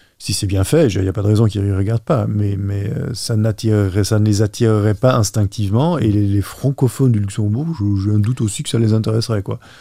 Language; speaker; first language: French; non-native, local second language; Luxembourgish